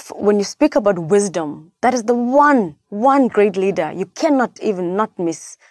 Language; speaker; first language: English; non-native, local second language; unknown